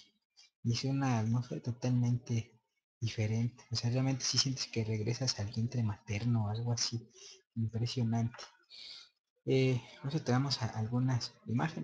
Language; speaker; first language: Spanish; native; Spanish